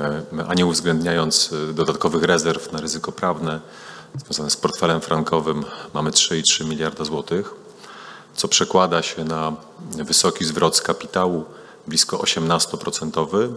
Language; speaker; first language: Polish; native; Polish